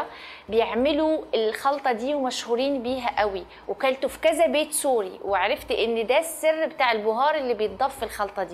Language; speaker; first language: Arabic; native; Arabic